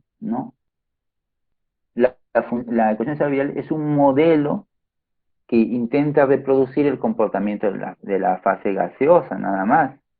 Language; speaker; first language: Spanish; native; Spanish